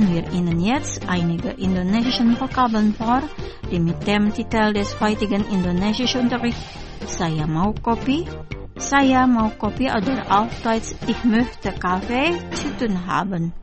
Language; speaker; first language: German; non-native, fluent; Indonesian